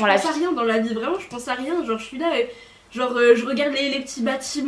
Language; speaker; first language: French; native; French